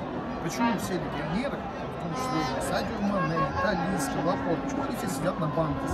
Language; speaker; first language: Russian; native; Russian